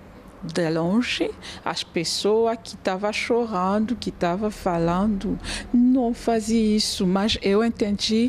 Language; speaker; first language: Portuguese; non-native, learner; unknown